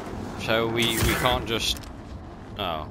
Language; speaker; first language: English; native; English